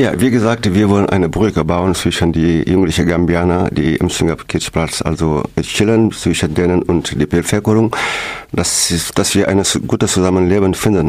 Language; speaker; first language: German; non-native, learner; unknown